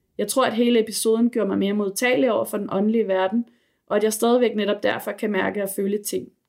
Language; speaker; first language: Danish; native; Danish